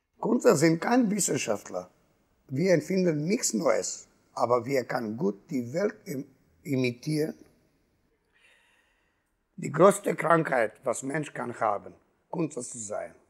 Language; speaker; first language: German; non-native, learner; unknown